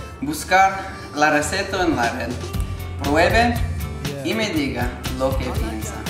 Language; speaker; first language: Spanish; non-native, learner; English